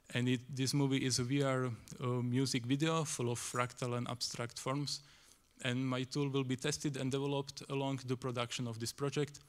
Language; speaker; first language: English; non-native, fluent; Slovak